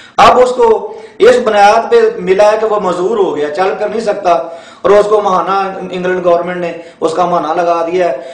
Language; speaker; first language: Urdu; non-native, local second language; Punjabi